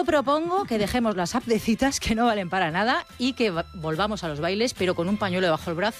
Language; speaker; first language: Spanish; native; Spanish